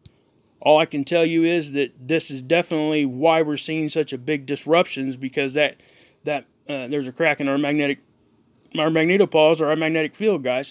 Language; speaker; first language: English; native; English